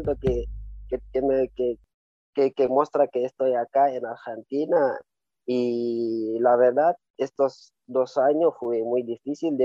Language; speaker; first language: Spanish; non-native, learner; Wolof